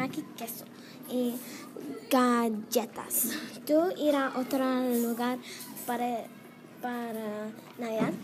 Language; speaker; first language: Spanish; non-native, learner; English